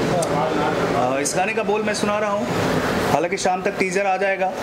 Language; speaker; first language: Hindi; native; Hindi